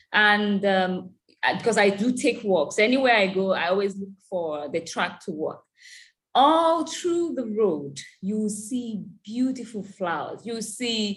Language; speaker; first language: English; non-native, local second language; Igbo